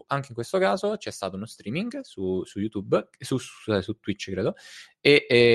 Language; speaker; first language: Italian; native; Italian